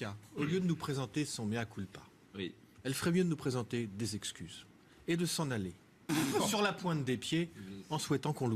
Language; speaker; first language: French; native; French